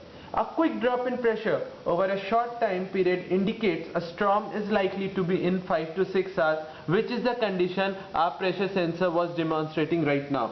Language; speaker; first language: English; non-native, local second language; Bangla